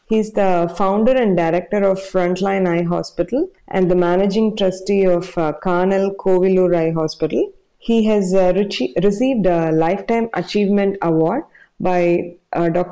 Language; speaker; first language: English; non-native, local second language; Tamil